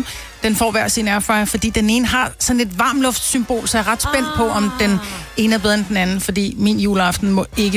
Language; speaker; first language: Danish; native; Danish